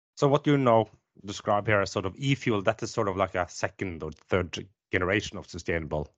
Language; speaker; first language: English; non-native, fluent; Norwegian